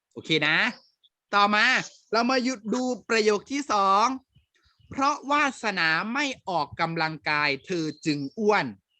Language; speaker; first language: Thai; native; Thai